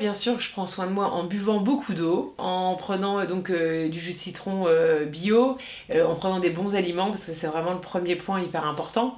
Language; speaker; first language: French; native; French